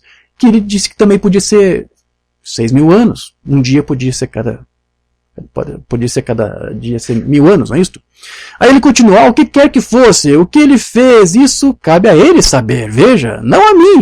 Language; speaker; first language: Portuguese; native; Portuguese